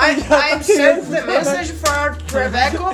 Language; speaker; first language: English; non-native, learner; Portuguese